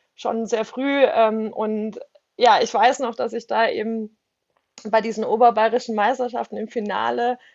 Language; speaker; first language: German; native; German